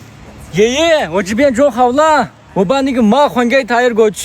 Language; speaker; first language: Chinese; non-native, local second language; Uyghur